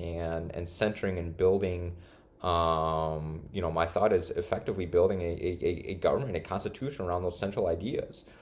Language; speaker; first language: English; native; English